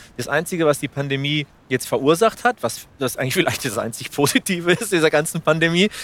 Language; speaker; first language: German; non-native, fluent; Spanish